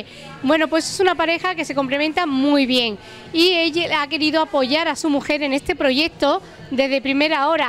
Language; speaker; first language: Spanish; native; Spanish